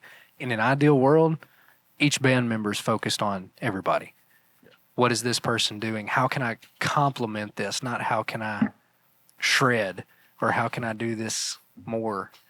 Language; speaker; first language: English; native; English